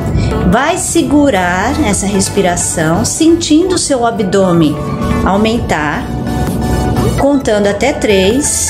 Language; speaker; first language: Portuguese; native; Portuguese